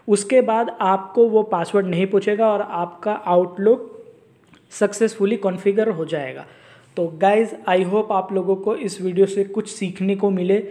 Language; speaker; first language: Hindi; native; Hindi